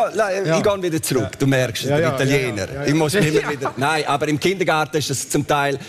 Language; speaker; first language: German; early bilingual, other home language; Italian